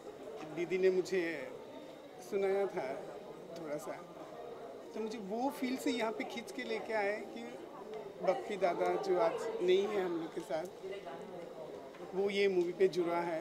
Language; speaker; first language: Hindi; non-native, local second language; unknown